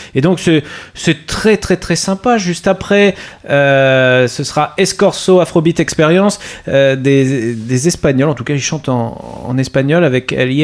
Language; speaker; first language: French; native; French